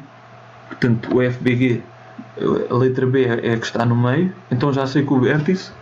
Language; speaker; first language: Portuguese; native; Portuguese